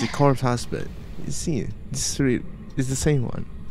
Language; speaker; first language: English; non-native, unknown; Indonesian